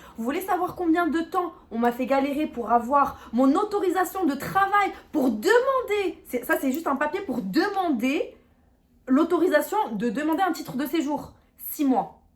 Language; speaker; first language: French; non-native, local second language; Arabic